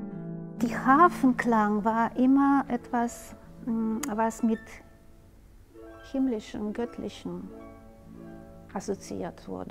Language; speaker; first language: German; non-native, fluent; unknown